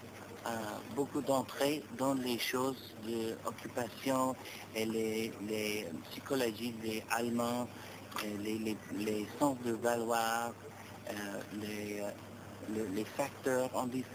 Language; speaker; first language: French; non-native, learner; English